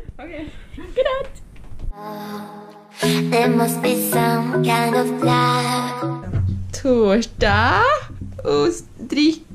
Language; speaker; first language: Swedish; native; Swedish